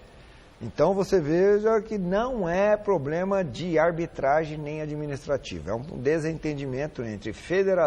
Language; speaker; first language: Portuguese; native; Portuguese